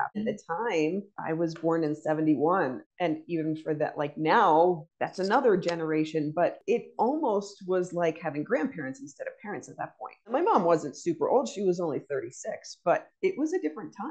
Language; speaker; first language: English; native; English